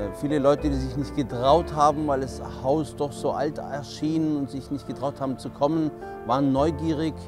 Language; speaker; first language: German; non-native, fluent; Spanish